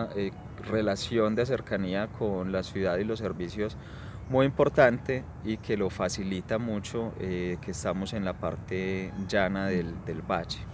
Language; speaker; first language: Spanish; native; Spanish